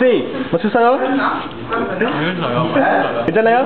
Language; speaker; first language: Korean; non-native, learner; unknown